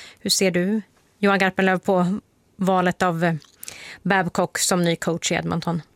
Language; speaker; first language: Swedish; native; Swedish